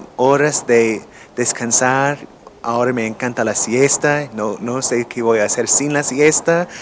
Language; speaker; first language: Spanish; non-native, fluent; English